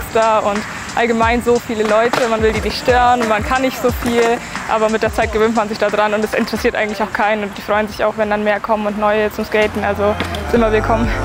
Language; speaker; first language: German; native; German